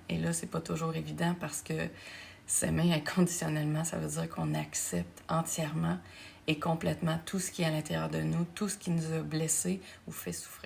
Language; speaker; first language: French; native; French